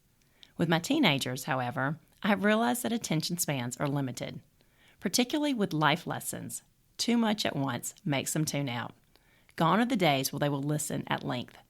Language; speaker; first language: English; native; English